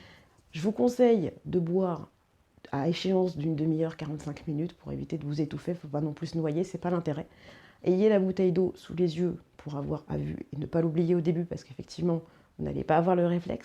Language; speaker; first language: French; native; French